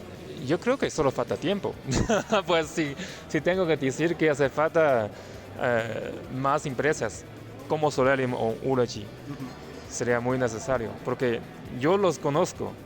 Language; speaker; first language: Spanish; non-native, fluent; Chinese